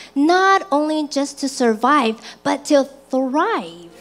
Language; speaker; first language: English; early bilingual, other home language; Chinese